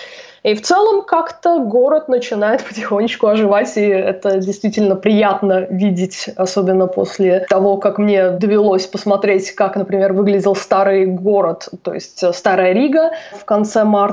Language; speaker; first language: Russian; native; Russian